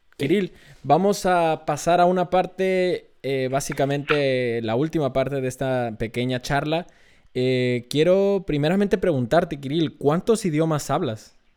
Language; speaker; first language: Spanish; native; Spanish